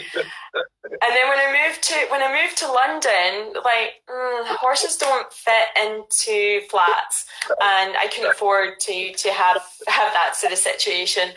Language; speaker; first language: English; native; English